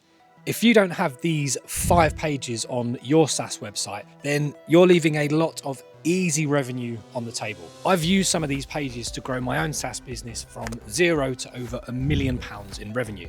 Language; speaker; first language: English; native; English